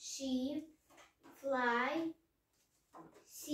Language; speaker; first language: English; non-native, learner; Russian